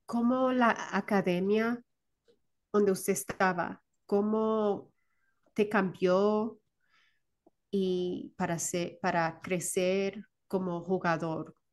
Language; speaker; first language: Spanish; early bilingual, heritage; Spanish